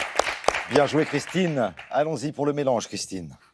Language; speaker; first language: French; native; French